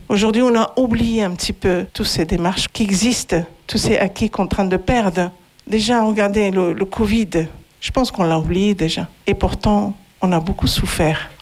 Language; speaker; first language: French; non-native, fluent; Arabic